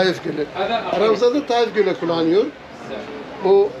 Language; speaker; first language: Turkish; non-native, learner; Arabic